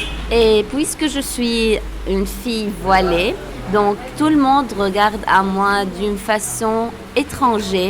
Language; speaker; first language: French; non-native, local second language; Arabic